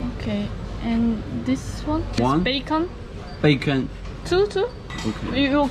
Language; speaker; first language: English; non-native, learner; Korean